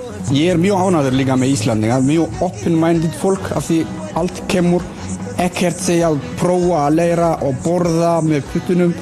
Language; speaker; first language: Icelandic; non-native, learner; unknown